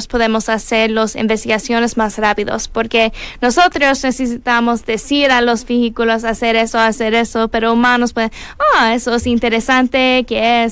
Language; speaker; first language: Spanish; non-native, learner; English